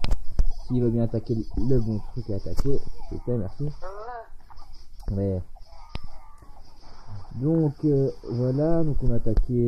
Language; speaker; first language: French; native; French